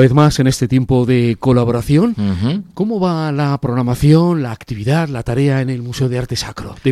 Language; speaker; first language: Spanish; native; Spanish